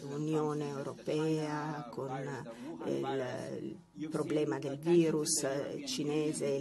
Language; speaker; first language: Italian; non-native, fluent; Catalan